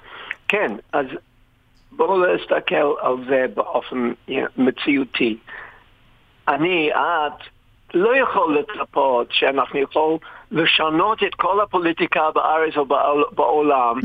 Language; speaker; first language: Hebrew; non-native, fluent; English